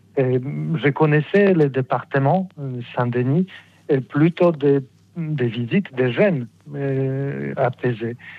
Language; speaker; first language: French; non-native, fluent; Polish